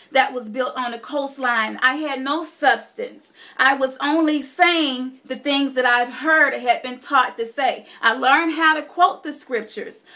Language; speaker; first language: English; native; English